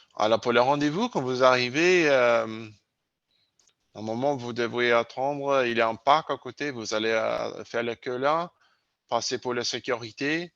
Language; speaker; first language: French; non-native, learner; English